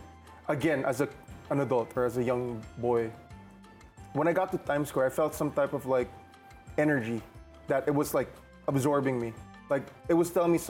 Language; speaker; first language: English; non-native, local second language; Filipino